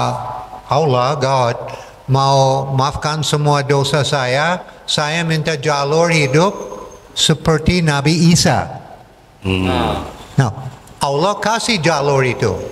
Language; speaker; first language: Indonesian; non-native, fluent; English